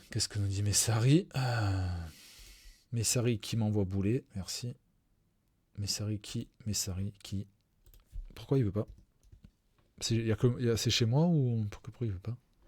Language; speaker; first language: French; native; French